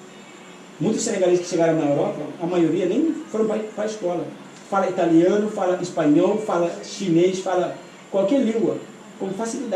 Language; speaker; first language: Portuguese; non-native, fluent; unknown